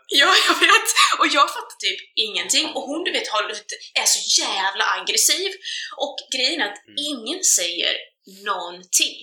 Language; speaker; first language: Swedish; native; Swedish